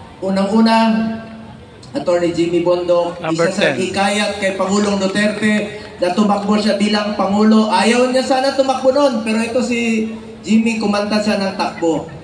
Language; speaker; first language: Filipino; non-native, local second language; Cebuano